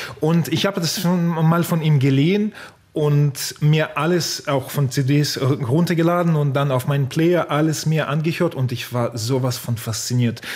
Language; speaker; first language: German; non-native, fluent; Russian